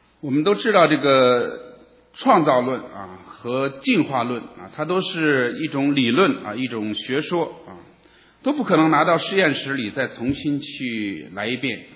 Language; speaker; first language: Chinese; native; Chinese